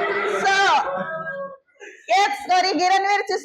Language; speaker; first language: German; non-native, fluent; Indonesian